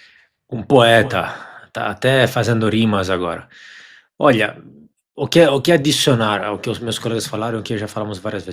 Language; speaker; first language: Portuguese; non-native, fluent; Italian